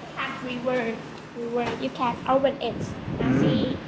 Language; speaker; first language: English; non-native, learner; Vietnamese